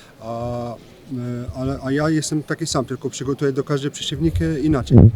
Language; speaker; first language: Polish; non-native, learner; French